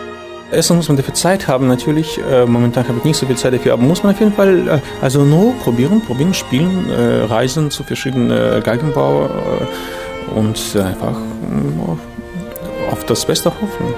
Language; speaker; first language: German; non-native, fluent; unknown